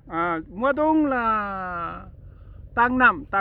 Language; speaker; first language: Vietnamese; non-native, learner; Korean